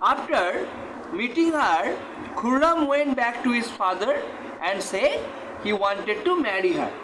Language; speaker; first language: English; non-native, local second language; Bangla